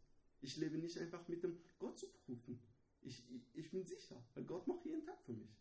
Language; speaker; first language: German; non-native, learner; Persian